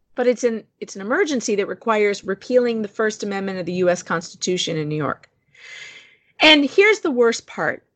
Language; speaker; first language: English; native; English